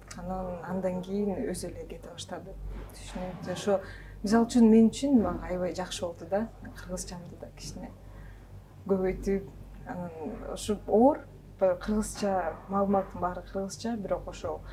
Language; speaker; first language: Kyrgyz; non-native, local second language; Russian